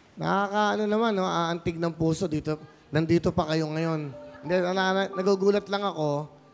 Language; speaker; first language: Filipino; native; Filipino